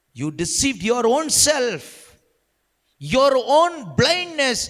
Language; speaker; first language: English; non-native, local second language; Kannada